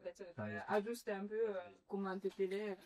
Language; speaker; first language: French; non-native, learner; Chinese